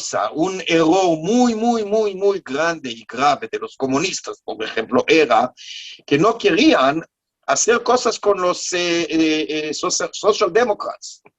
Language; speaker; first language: Spanish; non-native, learner; Hebrew